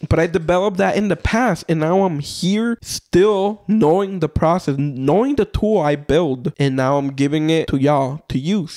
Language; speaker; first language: English; early bilingual, other home language; Spanish